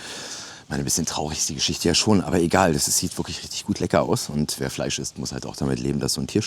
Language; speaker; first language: German; native; German